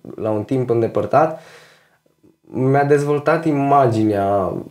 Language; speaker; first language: Romanian; native; Romanian